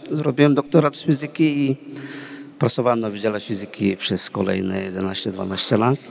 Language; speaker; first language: Polish; non-native, fluent; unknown